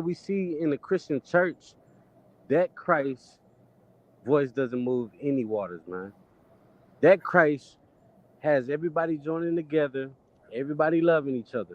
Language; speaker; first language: English; native; English